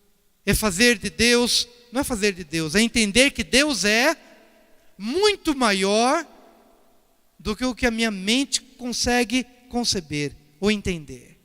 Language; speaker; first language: Portuguese; native; Portuguese